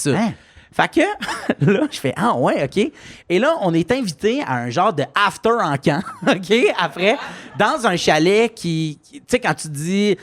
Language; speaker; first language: French; native; French